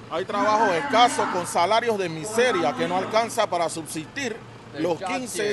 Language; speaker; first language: Spanish; native; Spanish